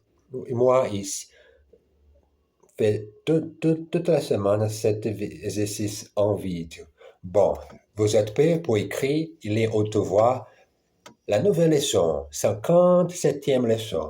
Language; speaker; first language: French; non-native, learner; Portuguese